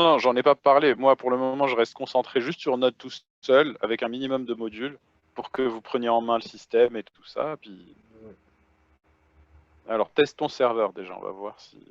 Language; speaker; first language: French; native; French